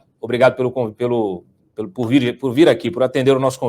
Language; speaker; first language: Portuguese; native; Portuguese